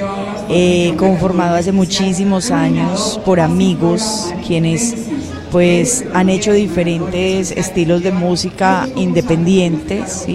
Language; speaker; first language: Spanish; native; Spanish